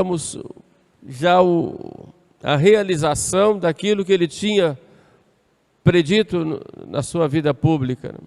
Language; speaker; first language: Portuguese; native; Portuguese